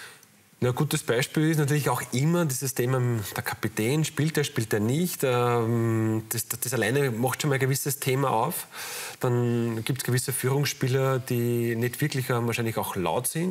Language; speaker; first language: German; native; German